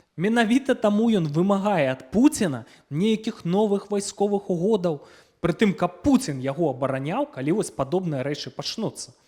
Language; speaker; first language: Belarusian; non-native, local second language; Russian